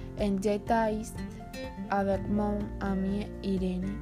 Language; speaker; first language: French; non-native, learner; Spanish